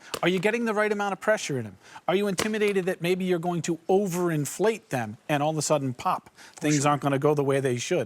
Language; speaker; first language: English; native; English